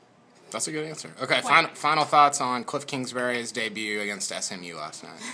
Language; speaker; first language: English; native; English